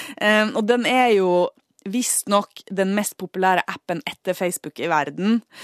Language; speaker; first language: Norwegian; native; Norwegian